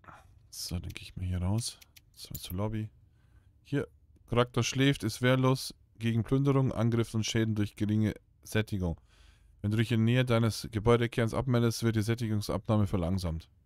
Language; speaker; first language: German; native; German